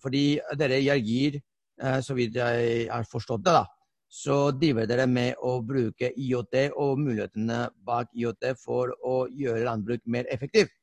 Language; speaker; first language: Norwegian; non-native, fluent; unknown